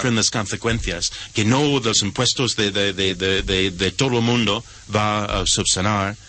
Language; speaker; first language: Spanish; non-native, fluent; English